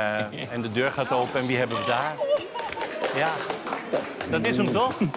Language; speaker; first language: Dutch; native; Dutch